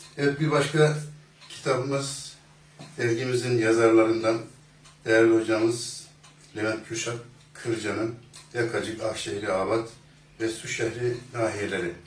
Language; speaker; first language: Turkish; native; Turkish